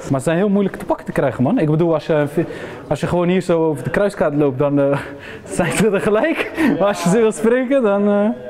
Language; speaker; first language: Dutch; early bilingual, other home language; Arabic